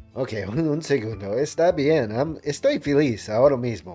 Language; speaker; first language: Spanish; non-native, learner; English